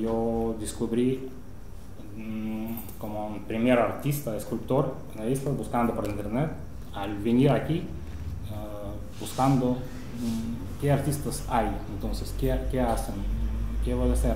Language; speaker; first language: Spanish; non-native, fluent; Russian